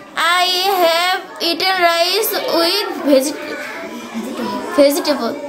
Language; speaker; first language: English; non-native, learner; Bangla